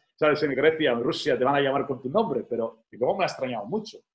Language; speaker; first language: Spanish; non-native, fluent; Greek